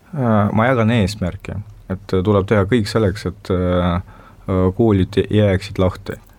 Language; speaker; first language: Estonian; non-native, local second language; Russian